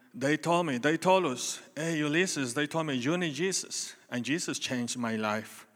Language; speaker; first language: English; non-native, learner; Spanish